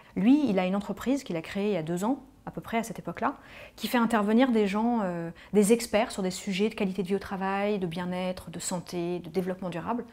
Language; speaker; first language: French; native; French